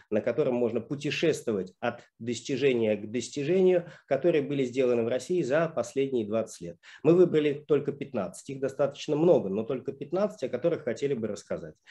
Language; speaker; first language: Russian; native; Russian